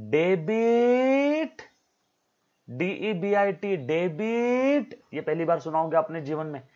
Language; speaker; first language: Hindi; non-native, local second language; Marathi